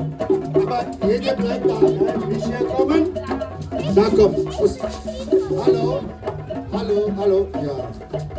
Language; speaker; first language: German; non-native, learner; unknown